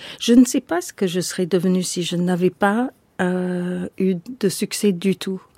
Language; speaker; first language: French; non-native, fluent; English